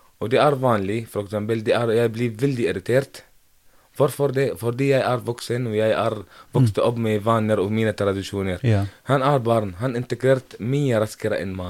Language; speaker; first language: Norwegian; non-native, learner; Arabic